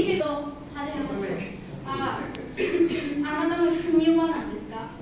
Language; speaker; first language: Japanese; non-native, fluent; Bangla